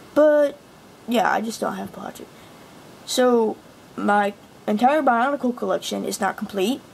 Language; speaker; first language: English; native; English